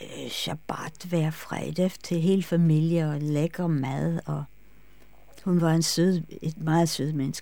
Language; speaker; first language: Danish; non-native, fluent; English